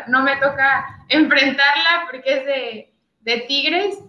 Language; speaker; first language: Spanish; native; Spanish